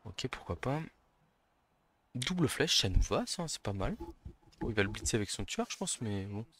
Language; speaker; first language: French; native; French